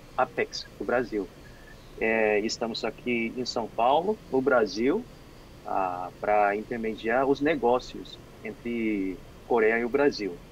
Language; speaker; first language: Portuguese; non-native, fluent; Korean